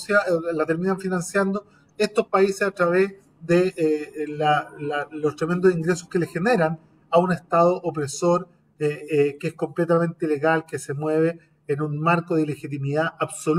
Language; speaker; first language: Spanish; native; Spanish